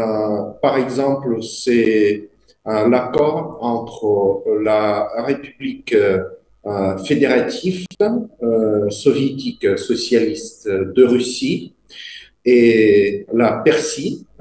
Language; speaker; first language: French; non-native, fluent; Russian